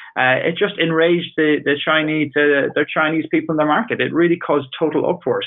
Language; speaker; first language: English; native; English